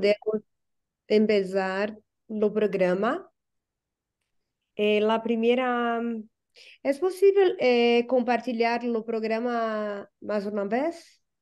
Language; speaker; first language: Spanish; non-native, learner; Portuguese